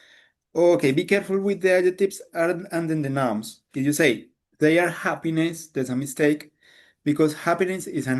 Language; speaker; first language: English; non-native, fluent; Spanish